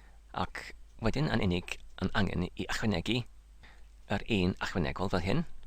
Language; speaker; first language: Welsh; non-native, learner; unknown